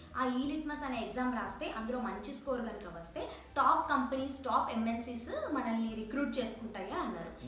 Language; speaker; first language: Telugu; non-native, local second language; Kannada